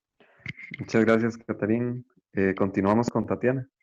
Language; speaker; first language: Spanish; native; Spanish